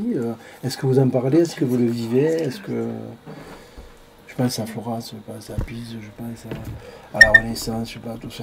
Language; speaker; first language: French; native; French